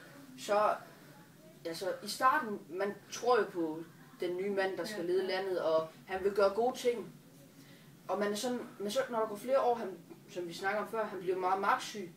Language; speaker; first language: Danish; native; Danish